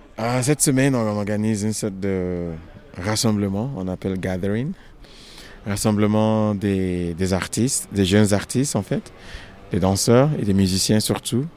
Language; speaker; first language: French; non-native, fluent; Yoruba